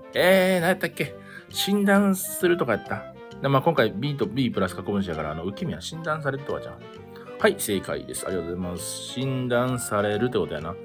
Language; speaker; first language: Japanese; native; Japanese